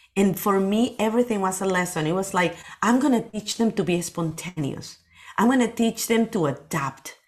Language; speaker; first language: English; non-native, fluent; Spanish